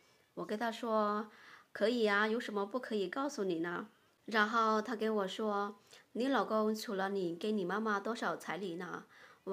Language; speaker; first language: Chinese; non-native, fluent; Lao